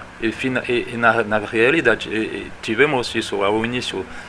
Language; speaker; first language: Portuguese; non-native, fluent; French